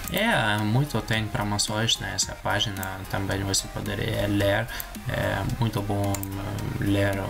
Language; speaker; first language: Portuguese; non-native, learner; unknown